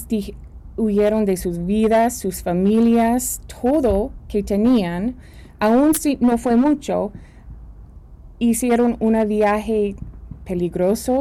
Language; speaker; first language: Spanish; early bilingual, heritage; Spanish